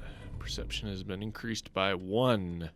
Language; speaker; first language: English; native; English